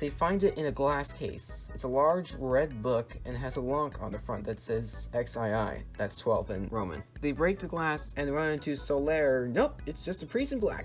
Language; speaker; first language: English; native; English